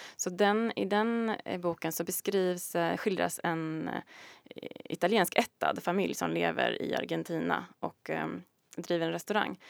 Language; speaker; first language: Swedish; native; Swedish